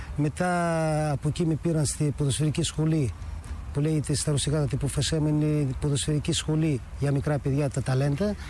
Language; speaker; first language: Greek; early bilingual, heritage; Greek